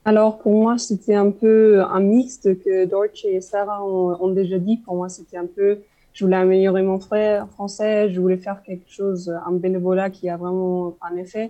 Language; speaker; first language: French; non-native, fluent; German